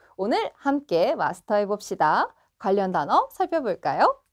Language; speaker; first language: Korean; native; Korean